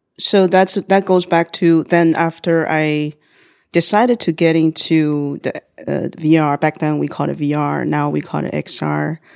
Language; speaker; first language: English; non-native, fluent; Chinese